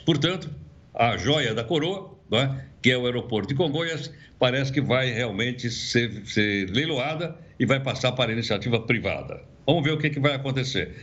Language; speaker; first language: Portuguese; native; Portuguese